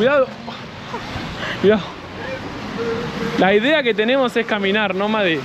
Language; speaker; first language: Spanish; native; Spanish